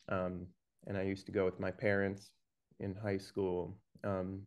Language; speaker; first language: English; native; English